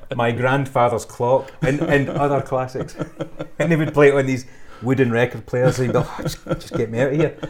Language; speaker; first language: English; native; English